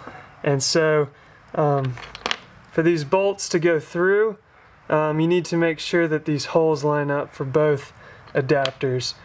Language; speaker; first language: English; native; English